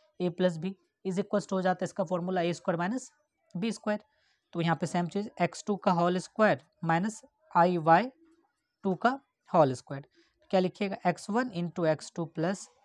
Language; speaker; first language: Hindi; native; Hindi